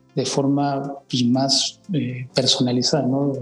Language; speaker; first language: Spanish; native; Spanish